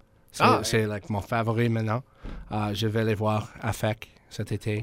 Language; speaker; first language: French; non-native, learner; English